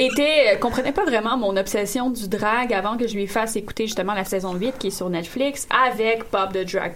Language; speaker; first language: French; native; French